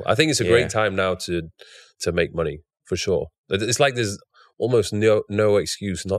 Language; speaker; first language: English; native; English